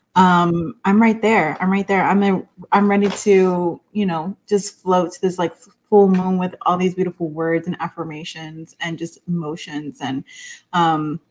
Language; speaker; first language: English; early bilingual, other home language; Spanish